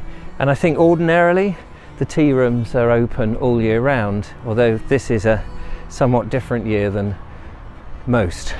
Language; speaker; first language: English; native; English